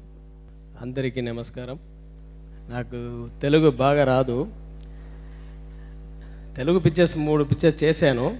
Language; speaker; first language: Telugu; non-native, learner; Tamil